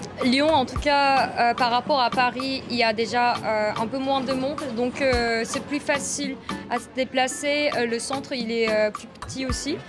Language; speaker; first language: French; non-native, fluent; Korean